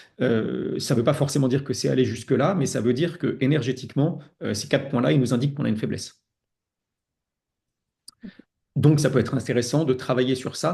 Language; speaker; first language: French; native; French